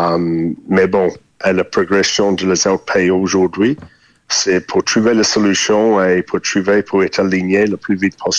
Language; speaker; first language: French; non-native, fluent; English